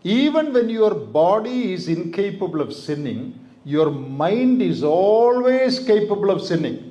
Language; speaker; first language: English; non-native, local second language; Malayalam